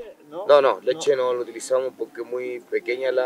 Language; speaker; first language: Spanish; native; Spanish